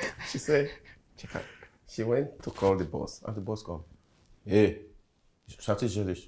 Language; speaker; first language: English; non-native, local second language; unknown